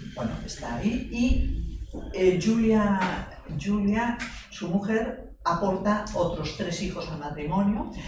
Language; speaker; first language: Spanish; native; Spanish